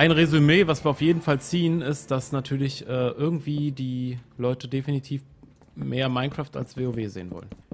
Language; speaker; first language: German; native; German